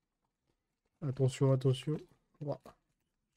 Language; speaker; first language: French; native; French